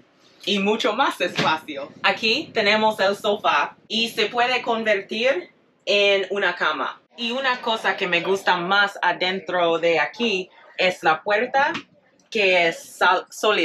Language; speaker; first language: Spanish; non-native, fluent; English